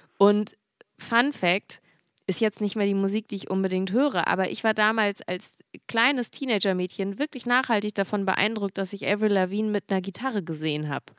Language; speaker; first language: German; native; German